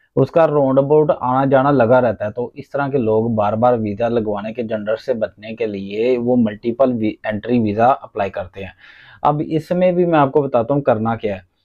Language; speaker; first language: Urdu; non-native, local second language; Punjabi